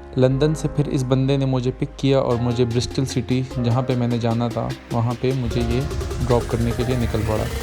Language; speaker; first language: Urdu; non-native, local second language; Punjabi